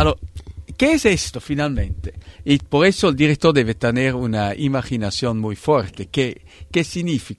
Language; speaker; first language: Spanish; non-native, fluent; Italian